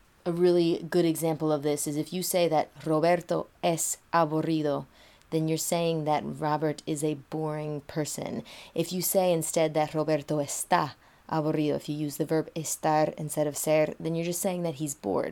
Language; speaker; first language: English; native; English